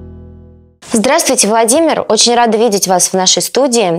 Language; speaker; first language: Russian; native; Russian